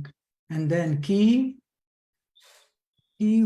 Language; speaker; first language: Hindi; non-native, learner; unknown